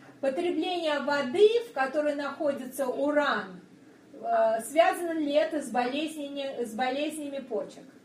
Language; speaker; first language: Russian; native; Russian